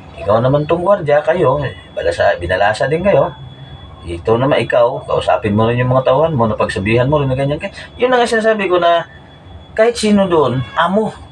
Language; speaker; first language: Filipino; non-native, local second language; Hiligaynon